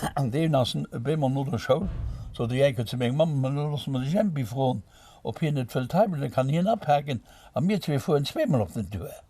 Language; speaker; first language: Luxembourgish; native; Luxembourgish